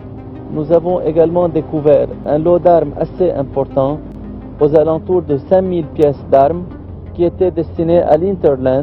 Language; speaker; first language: French; non-native, local second language; Arabic